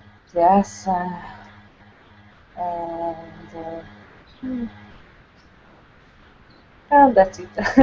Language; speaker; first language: English; non-native, learner; Hungarian